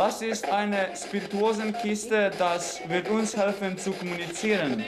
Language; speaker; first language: German; non-native, learner; Slovenian